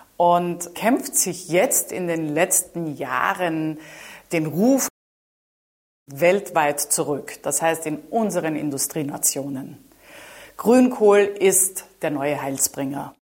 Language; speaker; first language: German; native; German